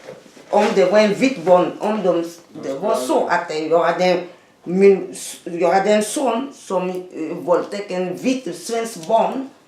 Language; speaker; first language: Swedish; non-native, fluent; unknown